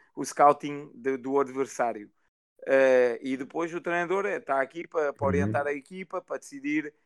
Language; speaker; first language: Portuguese; early bilingual, heritage; Portuguese